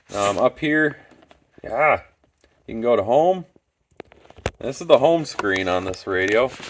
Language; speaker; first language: English; native; English